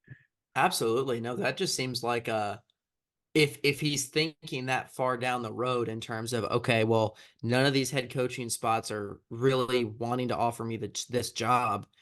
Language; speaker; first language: English; native; English